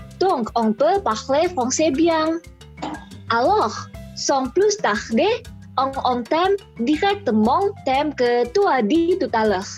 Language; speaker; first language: French; non-native, learner; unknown